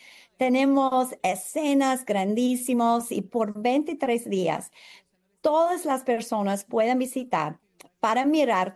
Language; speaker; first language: Spanish; non-native, fluent; English